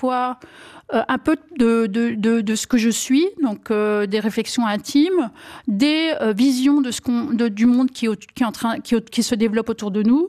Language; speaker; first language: French; native; French